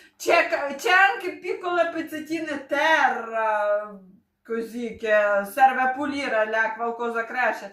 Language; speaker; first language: Italian; non-native, learner; Ukrainian